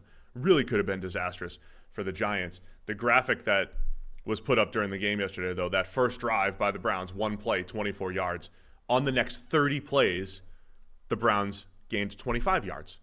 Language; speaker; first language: English; native; English